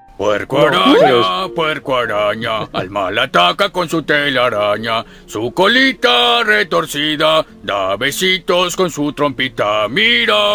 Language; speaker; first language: Spanish; native; Spanish